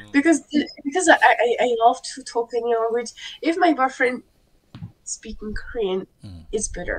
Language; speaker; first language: English; non-native, learner; French